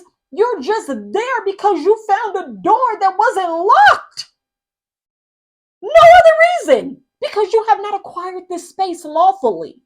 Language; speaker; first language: English; native; English